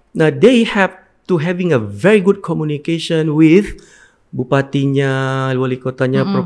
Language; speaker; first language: English; non-native, fluent; Indonesian